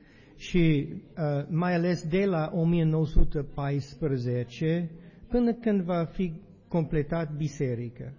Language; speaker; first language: Romanian; non-native, learner; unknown